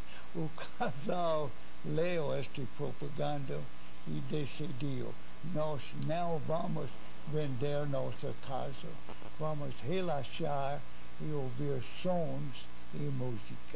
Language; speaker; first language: Portuguese; non-native, fluent; English